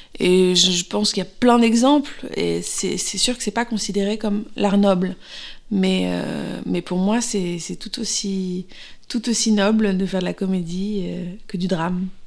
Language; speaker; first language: French; native; French